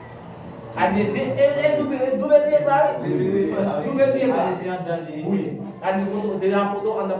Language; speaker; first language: French; non-native, local second language; Haitian Creole